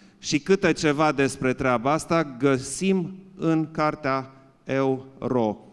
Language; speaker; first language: Romanian; non-native, local second language; German